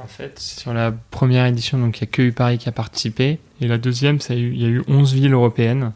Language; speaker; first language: French; native; French